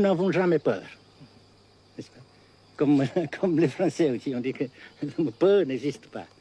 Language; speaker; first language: French; non-native, fluent; Vietnamese